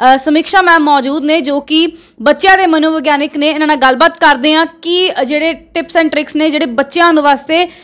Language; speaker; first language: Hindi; non-native, local second language; Punjabi